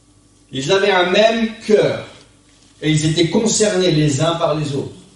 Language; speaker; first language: French; native; French